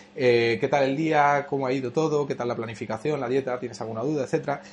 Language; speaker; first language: Spanish; native; Spanish